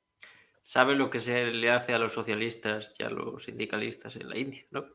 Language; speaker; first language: Spanish; native; Spanish